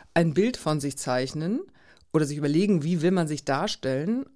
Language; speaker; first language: German; native; German